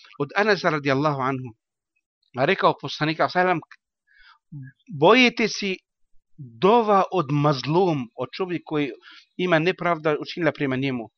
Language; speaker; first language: Bosnian; non-native, learner; Arabic